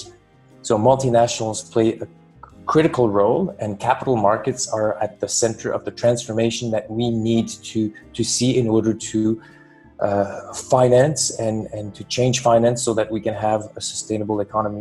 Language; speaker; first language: English; non-native, fluent; French